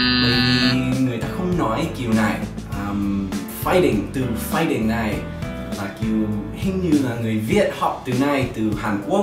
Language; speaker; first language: Vietnamese; non-native, fluent; English